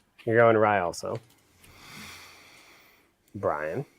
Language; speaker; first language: English; native; English